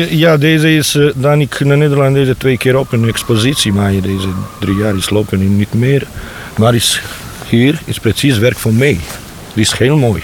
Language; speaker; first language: Dutch; non-native, learner; Bosnian